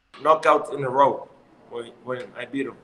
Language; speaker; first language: English; non-native, learner; Spanish